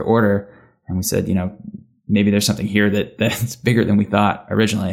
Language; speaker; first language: English; native; English